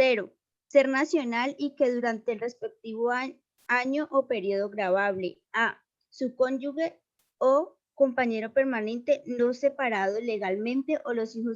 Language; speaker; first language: Spanish; native; Spanish